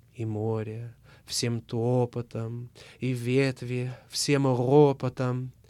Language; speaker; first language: Russian; early bilingual, heritage; Russian